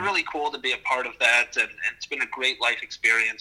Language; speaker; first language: English; native; English